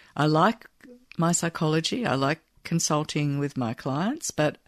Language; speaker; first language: English; native; English